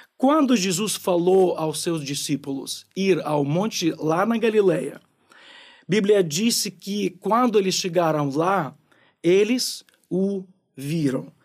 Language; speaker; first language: Portuguese; non-native, fluent; Ukrainian